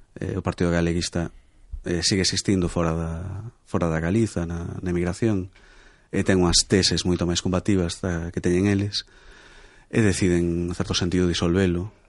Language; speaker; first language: Galician; native; Galician